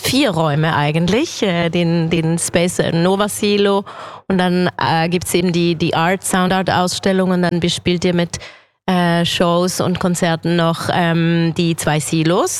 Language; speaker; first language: German; native; German